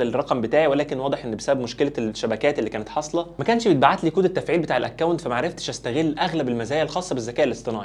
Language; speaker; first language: Arabic; native; Arabic